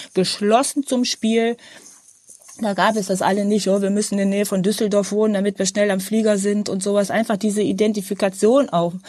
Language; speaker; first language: German; native; German